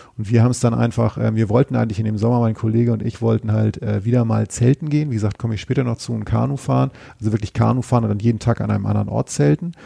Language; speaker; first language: German; native; German